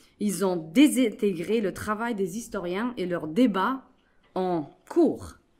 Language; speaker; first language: French; non-native, local second language; Arabic